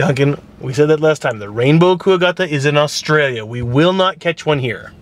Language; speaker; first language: English; native; English